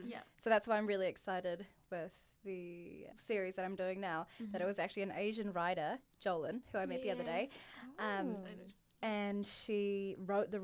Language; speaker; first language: English; native; English